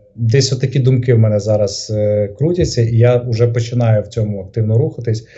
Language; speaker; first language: Ukrainian; native; Ukrainian